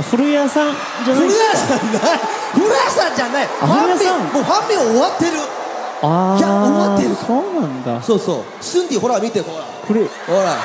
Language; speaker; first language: Japanese; native; Japanese